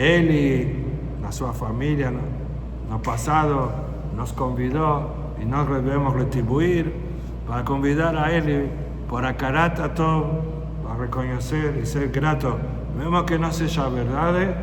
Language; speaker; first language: Portuguese; non-native, fluent; Spanish